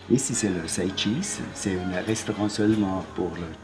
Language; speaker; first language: French; non-native, local second language; German